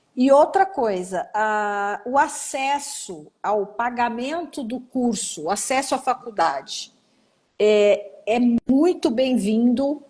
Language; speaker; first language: Portuguese; native; Portuguese